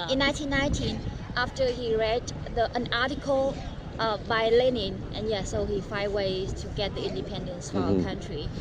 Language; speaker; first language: English; non-native, learner; Vietnamese